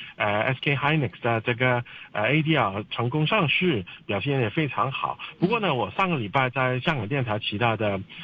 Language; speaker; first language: Chinese; non-native, local second language; Cantonese